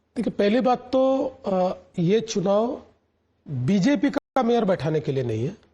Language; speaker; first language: Hindi; non-native, local second language; Marathi